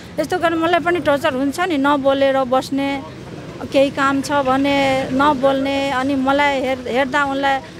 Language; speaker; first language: Nepali; non-native, local second language; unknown